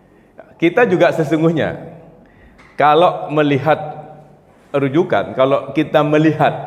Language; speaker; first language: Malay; non-native, local second language; Javanese